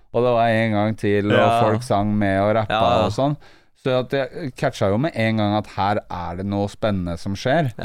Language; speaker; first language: Norwegian; native; Norwegian